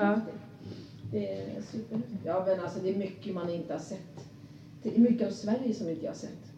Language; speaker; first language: Swedish; native; Swedish